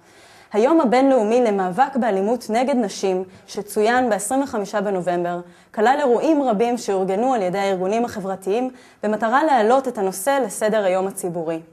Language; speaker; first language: Hebrew; native; Hebrew